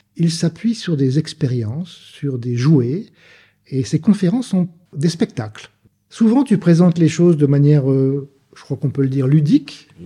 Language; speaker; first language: French; native; French